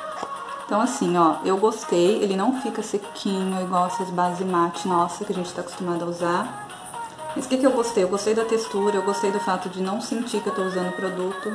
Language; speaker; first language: Portuguese; native; Portuguese